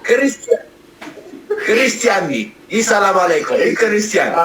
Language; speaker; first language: Russian; non-native, learner; Armenian